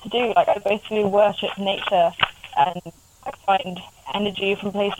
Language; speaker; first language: English; native; English